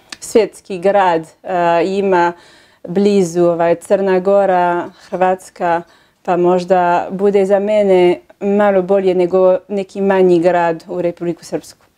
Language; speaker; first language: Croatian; non-native, learner; French